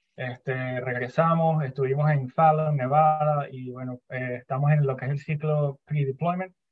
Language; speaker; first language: Spanish; native; Spanish